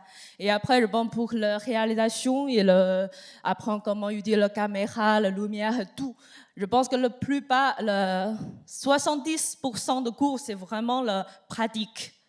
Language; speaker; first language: French; non-native, learner; Chinese